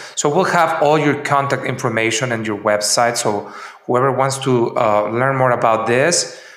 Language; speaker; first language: English; non-native, fluent; Spanish